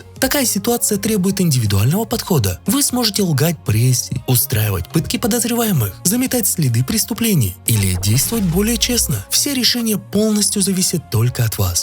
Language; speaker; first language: Russian; native; Russian